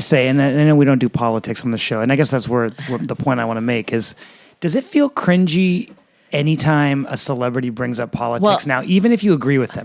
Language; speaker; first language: English; native; English